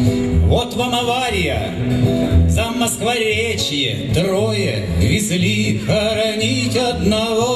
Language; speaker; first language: Russian; native; Russian